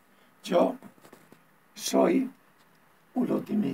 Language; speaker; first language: Spanish; non-native, learner; Italian